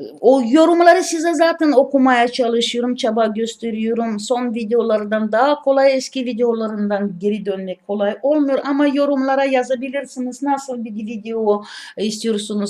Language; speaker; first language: Turkish; non-native, learner; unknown